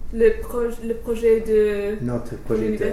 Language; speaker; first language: French; non-native, fluent; English